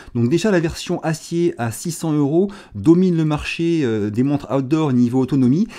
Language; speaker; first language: French; native; French